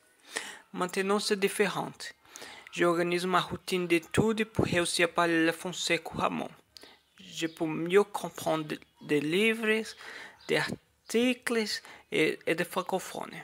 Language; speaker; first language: French; non-native, learner; Portuguese